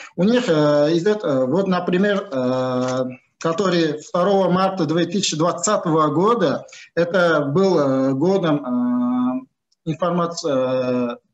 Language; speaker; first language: Russian; non-native, local second language; Uzbek